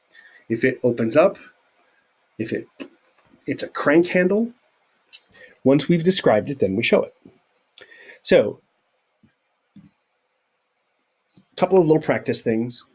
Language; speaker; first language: English; native; English